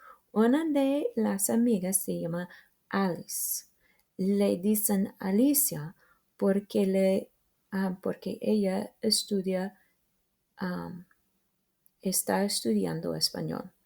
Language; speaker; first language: Spanish; non-native, fluent; English